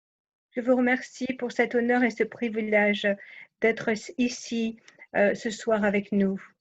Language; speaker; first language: French; native; French